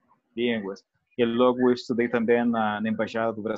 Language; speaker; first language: Portuguese; non-native, learner; Spanish